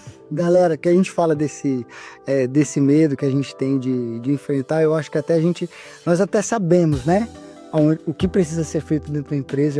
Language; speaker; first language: Portuguese; native; Portuguese